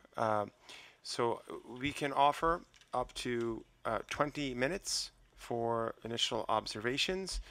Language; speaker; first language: English; native; English